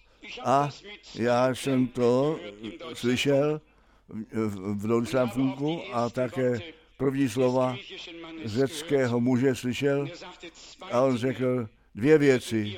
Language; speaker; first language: Czech; non-native, fluent; German